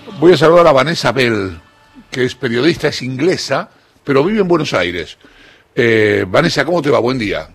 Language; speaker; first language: Spanish; native; Spanish